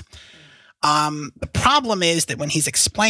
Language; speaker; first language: English; native; English